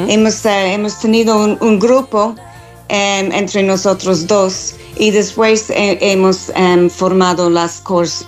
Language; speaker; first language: Spanish; non-native, fluent; English